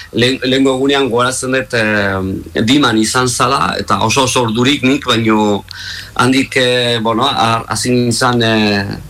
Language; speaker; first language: Basque; non-native, local second language; Spanish